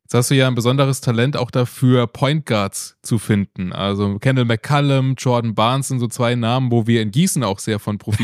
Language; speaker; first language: German; native; German